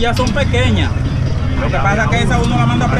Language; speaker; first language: Spanish; native; Spanish